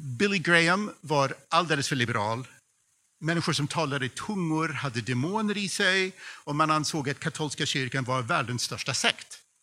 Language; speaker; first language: Swedish; non-native, fluent; English